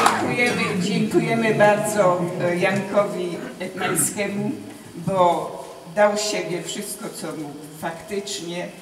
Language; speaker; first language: Polish; early bilingual, heritage; Polish